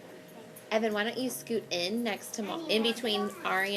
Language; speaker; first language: English; native; English